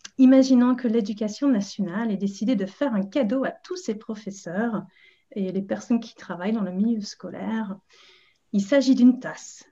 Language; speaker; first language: French; non-native, fluent; English